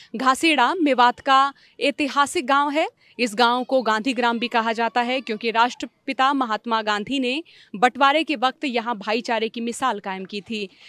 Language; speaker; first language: Hindi; native; Hindi